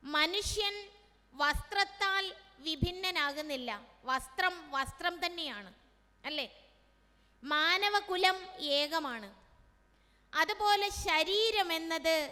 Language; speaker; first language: Malayalam; native; Malayalam